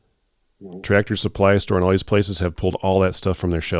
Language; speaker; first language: English; native; English